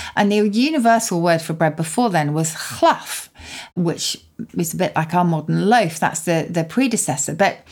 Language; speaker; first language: English; native; English